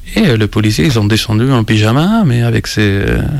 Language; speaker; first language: French; non-native, fluent; Spanish